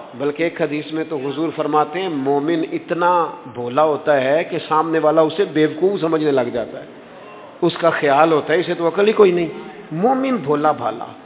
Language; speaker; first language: Urdu; non-native, local second language; Punjabi